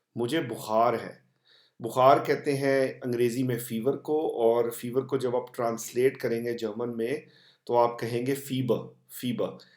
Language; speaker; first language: Urdu; non-native, local second language; Punjabi